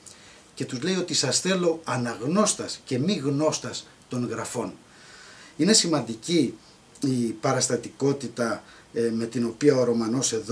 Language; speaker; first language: Greek; native; Greek